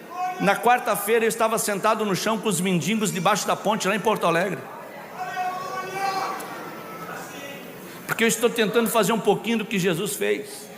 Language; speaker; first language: Portuguese; native; Portuguese